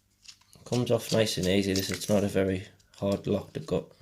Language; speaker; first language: English; native; English